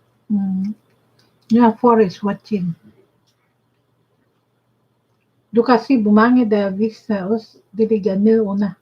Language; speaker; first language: Danish; non-native, fluent; Filipino